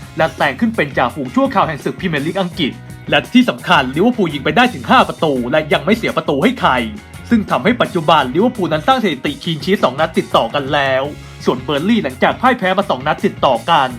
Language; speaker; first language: Thai; native; Thai